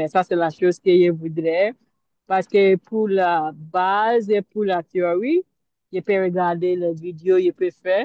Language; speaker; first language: French; non-native, learner; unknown